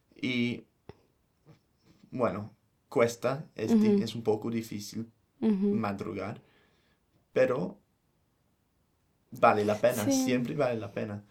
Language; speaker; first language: Spanish; non-native, fluent; English